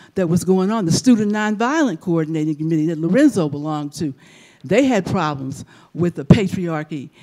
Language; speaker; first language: English; native; English